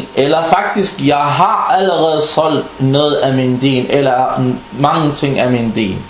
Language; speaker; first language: Danish; non-native, fluent; Arabic